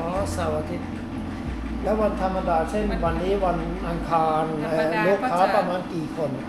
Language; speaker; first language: Thai; non-native, fluent; Norwegian